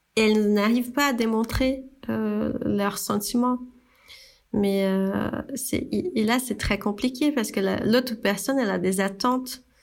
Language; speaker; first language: French; non-native, fluent; Portuguese